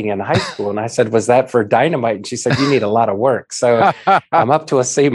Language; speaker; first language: English; native; English